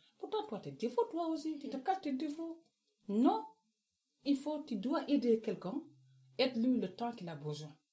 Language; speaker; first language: French; non-native, local second language; Wolof